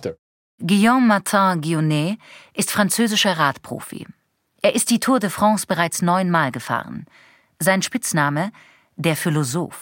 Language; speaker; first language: German; native; German